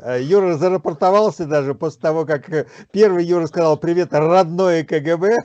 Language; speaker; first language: Russian; native; Russian